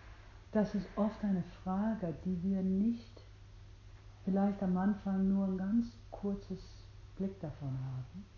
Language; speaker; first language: German; non-native, fluent; English